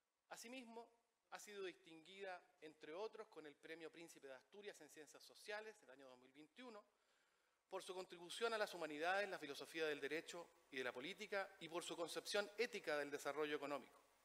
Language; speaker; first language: Spanish; native; Spanish